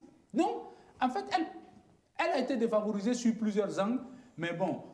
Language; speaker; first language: French; native; French